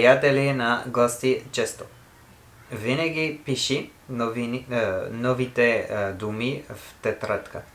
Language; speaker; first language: Bulgarian; non-native, learner; English